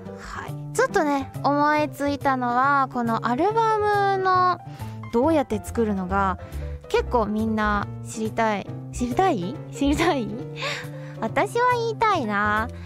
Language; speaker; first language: Japanese; non-native, fluent; Chinese